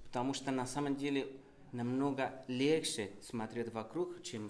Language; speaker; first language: Russian; non-native, fluent; Spanish